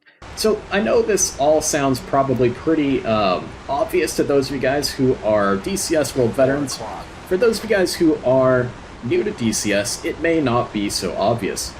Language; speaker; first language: English; native; English